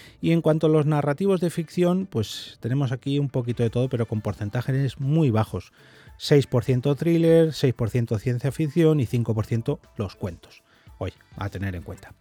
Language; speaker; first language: Spanish; native; Spanish